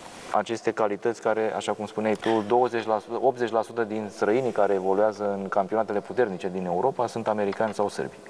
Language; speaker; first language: Romanian; native; Romanian